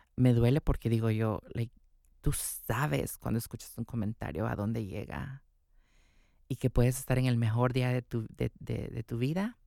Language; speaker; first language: Spanish; native; Spanish